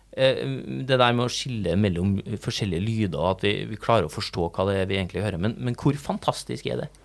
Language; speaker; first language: Norwegian; native; Norwegian